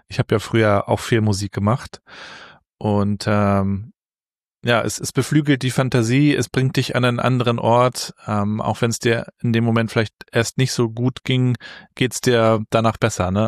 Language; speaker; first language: German; native; German